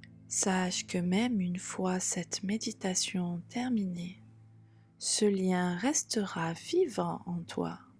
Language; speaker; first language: French; native; French